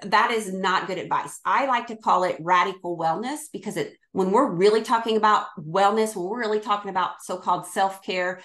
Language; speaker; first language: English; native; English